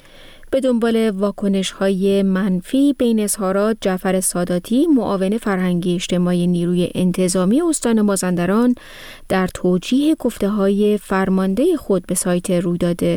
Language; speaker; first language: Persian; native; Persian